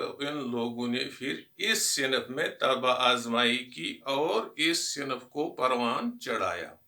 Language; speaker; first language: Urdu; non-native, local second language; Kashmiri